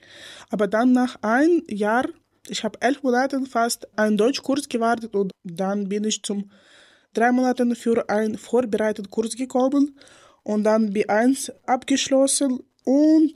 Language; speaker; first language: German; non-native, learner; Ukrainian